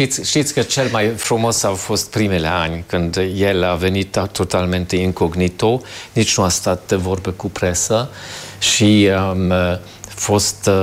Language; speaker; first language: Romanian; non-native, fluent; German